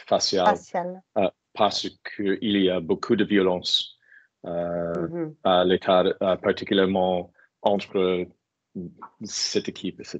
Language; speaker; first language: French; non-native, learner; English